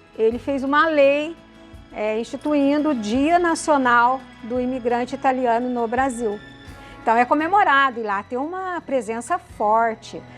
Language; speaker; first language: Portuguese; early bilingual, other home language; Italian